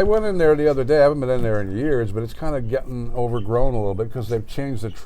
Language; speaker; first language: English; native; English